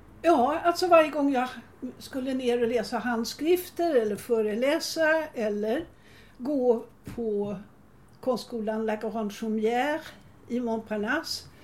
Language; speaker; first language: Swedish; native; Swedish